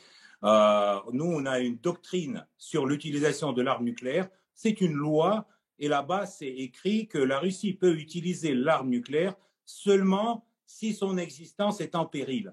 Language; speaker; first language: French; non-native, fluent; Russian